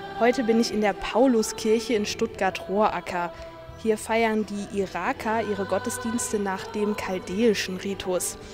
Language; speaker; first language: German; native; German